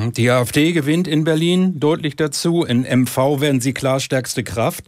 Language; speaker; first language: German; native; German